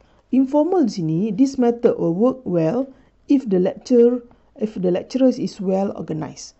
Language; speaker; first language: English; non-native, local second language; Malay